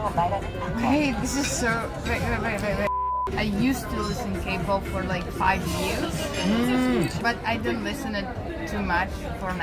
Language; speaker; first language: English; non-native, fluent; Czech